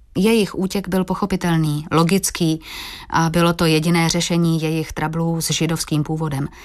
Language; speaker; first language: Czech; early bilingual, heritage; Portuguese